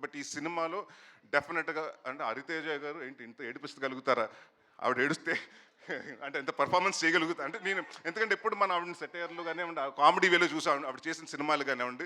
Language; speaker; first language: Telugu; native; Telugu